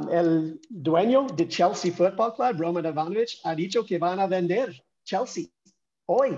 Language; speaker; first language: Spanish; non-native, fluent; English